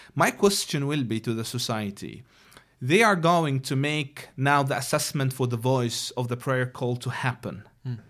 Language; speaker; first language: English; non-native, fluent; Arabic